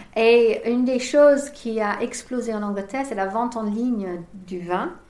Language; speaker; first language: French; non-native, fluent; English